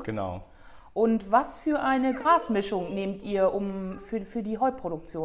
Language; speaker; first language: German; native; German